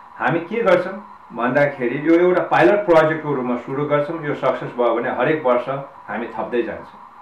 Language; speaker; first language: Nepali; non-native, local second language; Sherpa